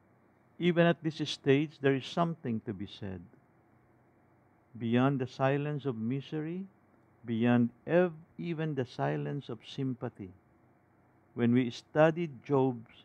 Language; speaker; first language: English; non-native, local second language; Filipino